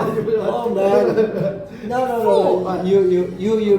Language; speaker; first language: English; non-native, fluent; Hindi